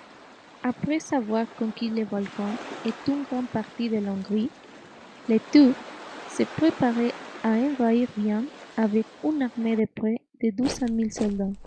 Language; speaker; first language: French; non-native, fluent; Spanish